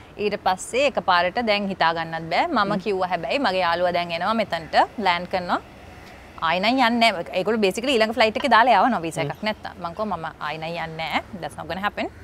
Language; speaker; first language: Sinhala; native; Sinhala